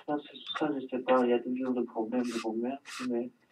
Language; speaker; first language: French; non-native, learner; Chinese